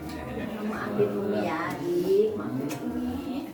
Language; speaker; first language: Indonesian; native; Indonesian